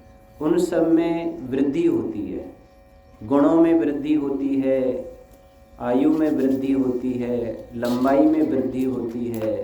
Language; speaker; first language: Hindi; native; Hindi